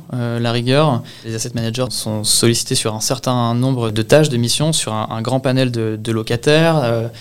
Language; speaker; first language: French; native; French